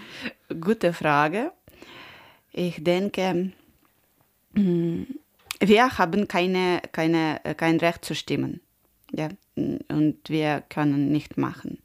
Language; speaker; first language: German; non-native, learner; Ukrainian